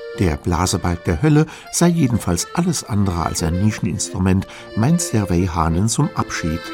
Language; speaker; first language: German; native; German